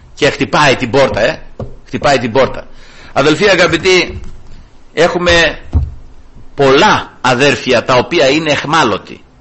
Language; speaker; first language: Greek; early bilingual, heritage; Greek